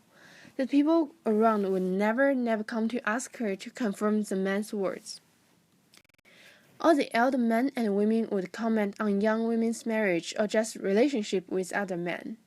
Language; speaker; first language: English; non-native, fluent; Chinese